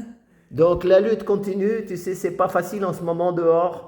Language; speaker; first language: French; native; French